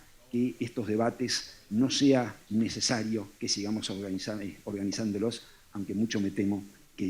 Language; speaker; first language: Spanish; native; Spanish